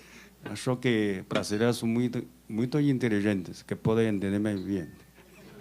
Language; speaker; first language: Portuguese; non-native, learner; Chinese